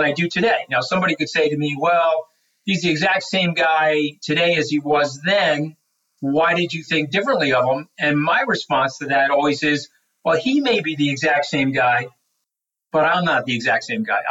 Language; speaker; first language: English; native; English